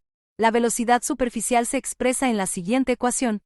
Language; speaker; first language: Spanish; native; Spanish